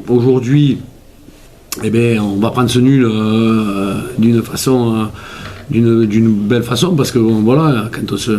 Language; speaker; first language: French; native; French